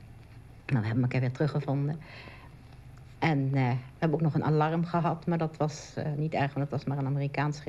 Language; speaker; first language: Dutch; native; Dutch